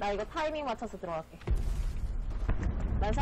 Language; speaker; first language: Korean; native; Korean